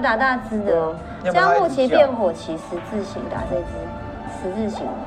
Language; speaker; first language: Chinese; native; Chinese